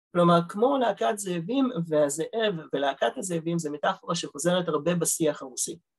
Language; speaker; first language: Hebrew; early bilingual, other home language; Russian